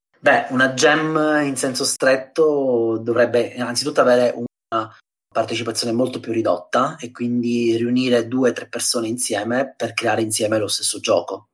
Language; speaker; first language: Italian; native; Italian